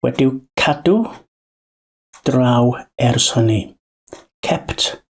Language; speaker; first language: Welsh; non-native, learner; English